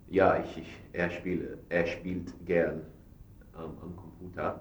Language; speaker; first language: German; non-native, learner; English